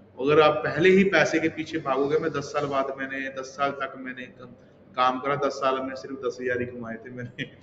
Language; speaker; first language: Hindi; non-native, local second language; Punjabi